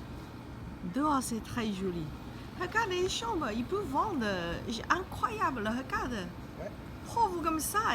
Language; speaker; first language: French; non-native, learner; Chinese